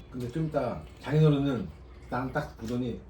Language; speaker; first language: Korean; native; Korean